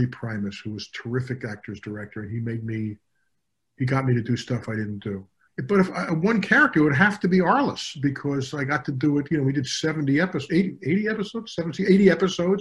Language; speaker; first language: English; native; English